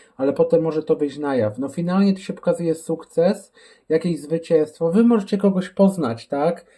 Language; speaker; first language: Polish; native; Polish